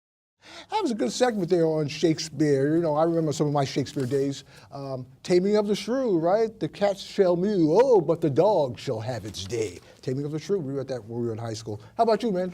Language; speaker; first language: English; native; English